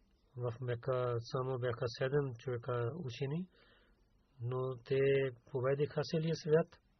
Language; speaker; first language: Bulgarian; non-native, learner; Urdu